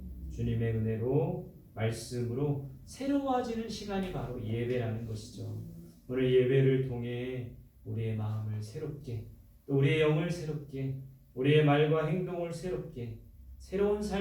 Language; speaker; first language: Korean; native; Korean